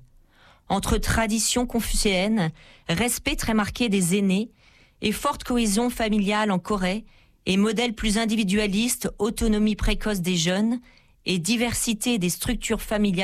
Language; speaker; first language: French; native; French